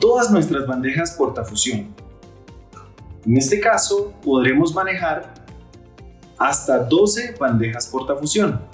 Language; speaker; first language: Spanish; native; Spanish